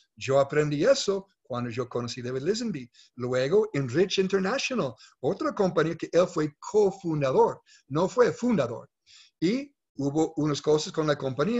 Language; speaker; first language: Spanish; non-native, fluent; English